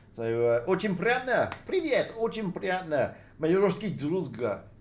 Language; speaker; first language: Russian; non-native, learner; English